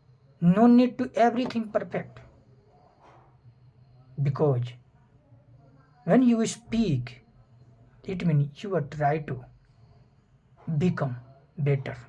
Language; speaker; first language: English; non-native, fluent; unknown